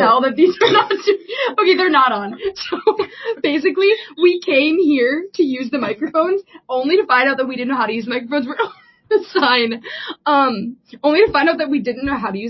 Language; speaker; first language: English; native; English